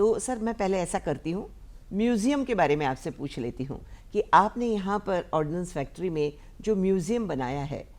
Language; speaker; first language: Hindi; non-native, local second language; Marathi